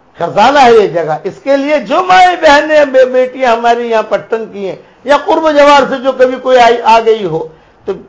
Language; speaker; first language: Urdu; non-native, local second language; Gujarati